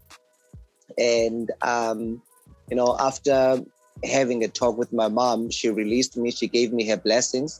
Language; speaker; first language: English; non-native, local second language; Xhosa